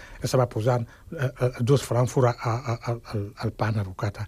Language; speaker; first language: Catalan; non-native, fluent; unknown